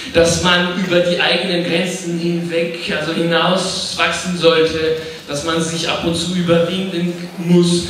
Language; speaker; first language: German; non-native, fluent; French